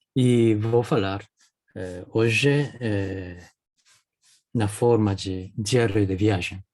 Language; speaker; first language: Portuguese; non-native, fluent; Japanese